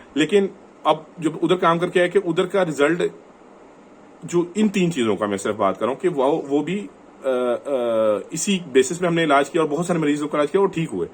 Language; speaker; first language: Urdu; non-native, local second language; Punjabi